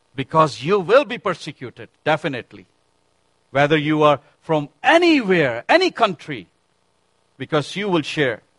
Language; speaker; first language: English; non-native, local second language; Urdu